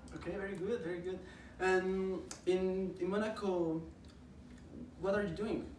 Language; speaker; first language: English; non-native, learner; Spanish